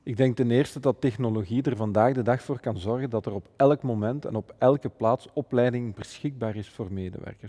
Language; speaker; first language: Dutch; native; Dutch